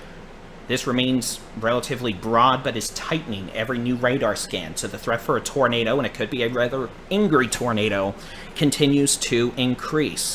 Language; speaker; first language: English; native; English